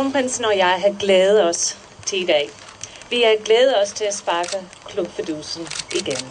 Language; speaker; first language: Danish; non-native, fluent; English